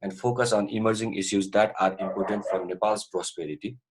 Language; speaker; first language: English; non-native, local second language; Nepali